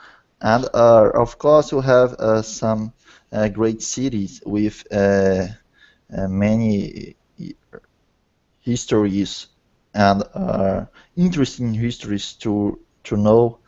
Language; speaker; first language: English; non-native, learner; Portuguese